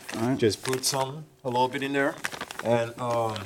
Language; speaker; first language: English; non-native, fluent; Arabic